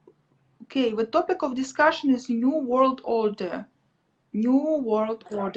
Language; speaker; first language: English; non-native, learner; Russian